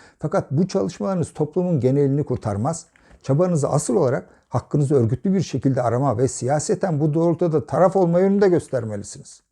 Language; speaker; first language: Turkish; native; Turkish